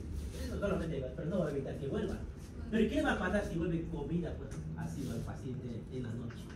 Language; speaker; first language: Spanish; native; Spanish